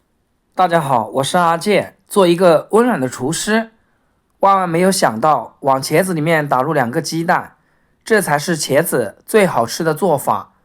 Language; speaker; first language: Chinese; native; Chinese